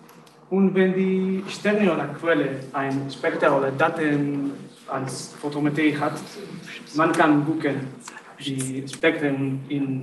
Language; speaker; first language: German; non-native, learner; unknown